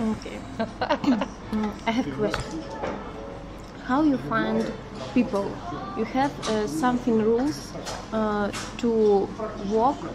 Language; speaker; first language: English; non-native, learner; Russian